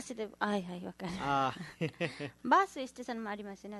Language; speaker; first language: Japanese; non-native, learner; Nepali